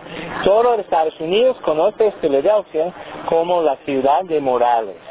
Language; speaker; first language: Spanish; non-native, learner; English